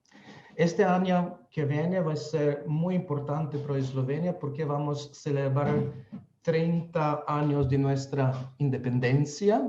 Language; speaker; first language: Spanish; non-native, fluent; Slovenian